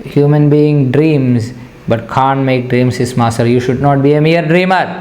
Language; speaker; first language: English; non-native, local second language; Malayalam